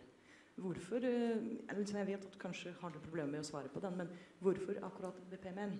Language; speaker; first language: Norwegian; non-native, fluent; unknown